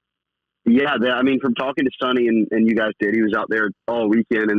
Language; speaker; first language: English; native; English